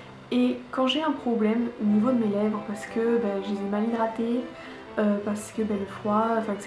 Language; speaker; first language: French; native; French